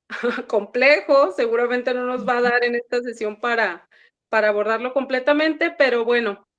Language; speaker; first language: Spanish; native; Spanish